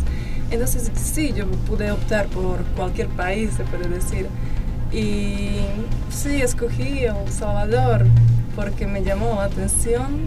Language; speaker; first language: Spanish; non-native, fluent; Slovak